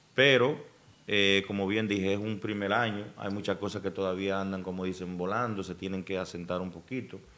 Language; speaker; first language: Spanish; native; Spanish